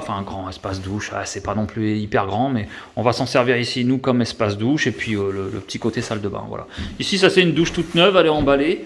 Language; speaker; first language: French; native; French